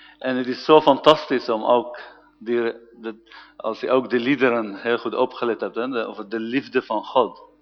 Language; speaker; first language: Dutch; non-native, fluent; Arabic